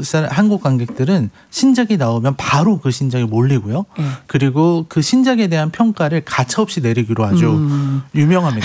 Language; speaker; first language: Korean; native; Korean